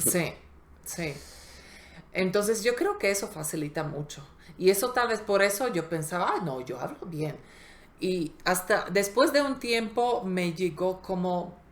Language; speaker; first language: Spanish; non-native, fluent; Slovak